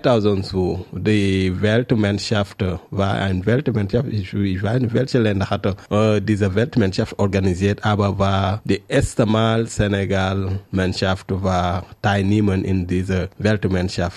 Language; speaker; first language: German; non-native, learner; French